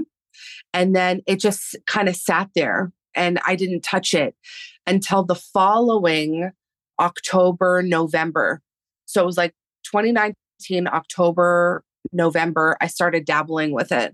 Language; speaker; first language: English; early bilingual, other home language; Spanish